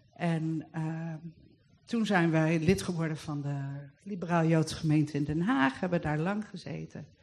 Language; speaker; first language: Dutch; native; Dutch